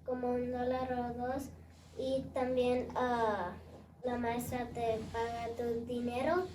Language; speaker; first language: Spanish; early bilingual, heritage; Spanish